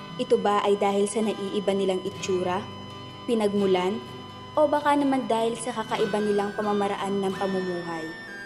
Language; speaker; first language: Filipino; native; Filipino